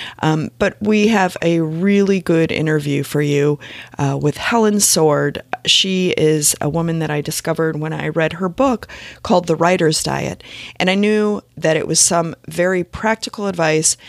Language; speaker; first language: English; native; English